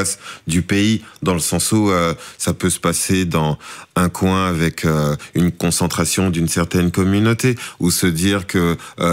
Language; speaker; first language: French; native; French